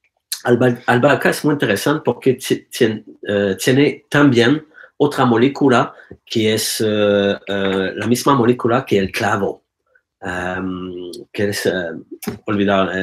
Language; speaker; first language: Spanish; non-native, learner; French